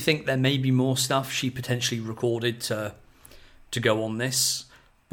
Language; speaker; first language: English; native; English